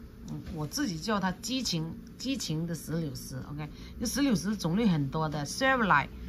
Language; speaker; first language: Chinese; non-native, local second language; Cantonese